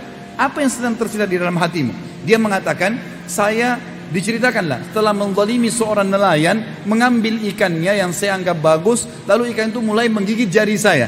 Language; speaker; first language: Indonesian; native; Indonesian